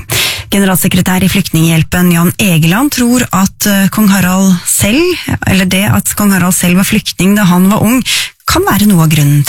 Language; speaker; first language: Norwegian; native; Norwegian